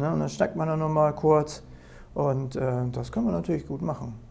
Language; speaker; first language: German; native; German